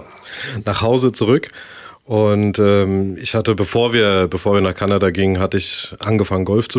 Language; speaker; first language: German; native; German